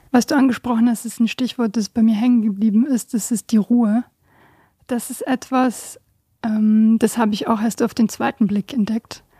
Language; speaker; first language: German; early bilingual, other home language; Bosnian